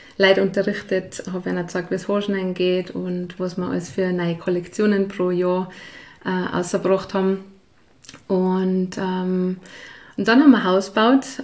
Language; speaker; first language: German; native; German